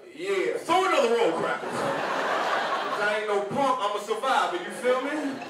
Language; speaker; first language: English; native; English